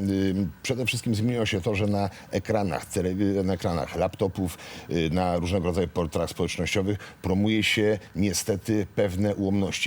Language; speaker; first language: Polish; native; Polish